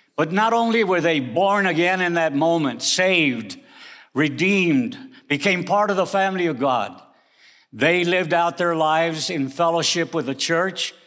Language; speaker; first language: English; early bilingual, other home language; Spanish